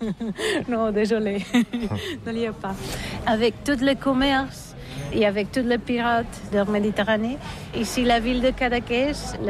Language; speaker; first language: French; non-native, learner; Catalan